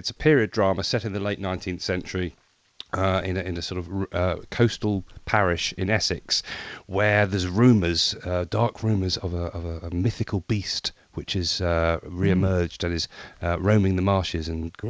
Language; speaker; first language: English; native; English